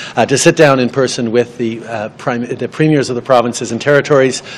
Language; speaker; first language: English; native; English